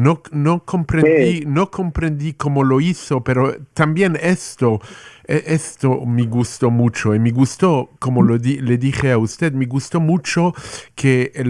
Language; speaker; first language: Spanish; non-native, learner; English